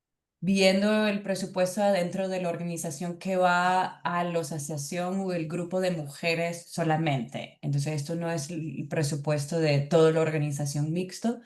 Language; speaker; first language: Spanish; early bilingual, heritage; Spanish